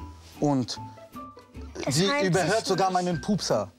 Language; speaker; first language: German; native; German